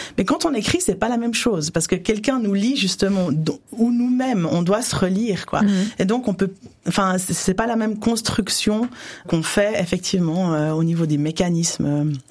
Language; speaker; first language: French; native; French